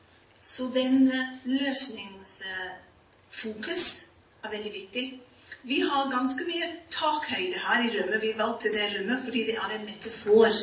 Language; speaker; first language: Norwegian; non-native, fluent; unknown